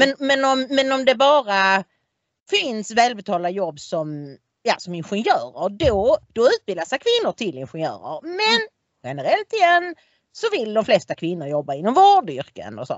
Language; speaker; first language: Swedish; native; Swedish